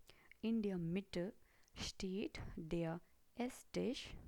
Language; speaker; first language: German; non-native, fluent; Hindi